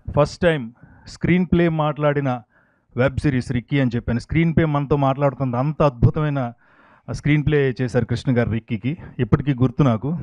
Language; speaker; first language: Telugu; native; Telugu